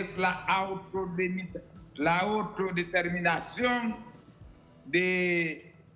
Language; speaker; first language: Spanish; non-native, fluent; Haitian Creole